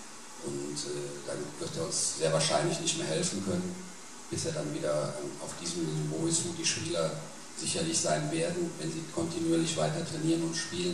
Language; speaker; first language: German; native; German